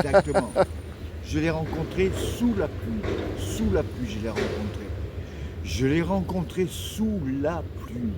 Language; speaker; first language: French; native; French